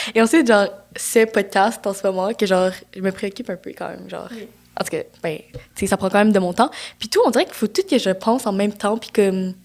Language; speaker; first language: French; native; French